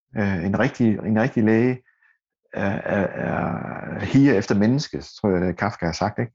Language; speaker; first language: Danish; native; Danish